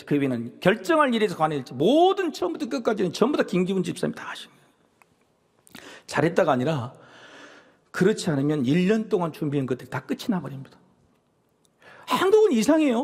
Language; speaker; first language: Korean; native; Korean